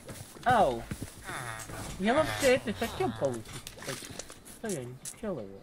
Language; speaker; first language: Russian; non-native, learner; English